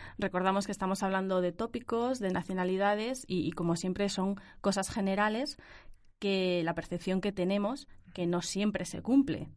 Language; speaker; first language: Spanish; native; Spanish